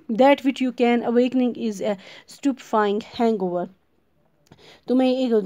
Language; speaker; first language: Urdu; non-native, local second language; Kashmiri